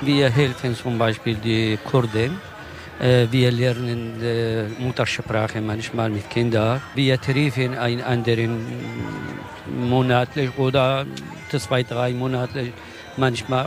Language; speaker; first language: German; non-native, learner; Kurdish